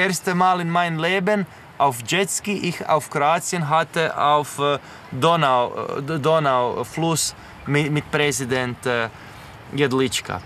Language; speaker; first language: German; non-native, learner; Croatian